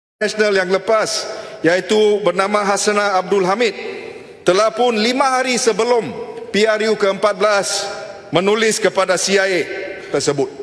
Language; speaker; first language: Malay; non-native, local second language; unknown